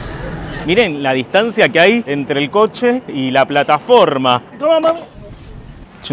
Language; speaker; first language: Spanish; native; Spanish